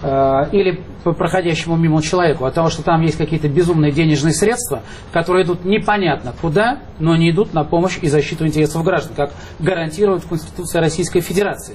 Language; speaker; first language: Russian; native; Russian